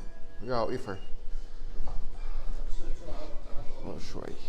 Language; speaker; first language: Chinese; non-native, learner; Chechen